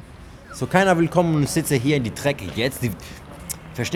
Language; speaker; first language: German; non-native, learner; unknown